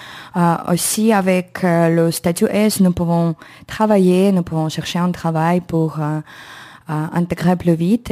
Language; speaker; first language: French; non-native, learner; Ukrainian